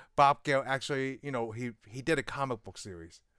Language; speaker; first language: English; non-native, local second language; Cantonese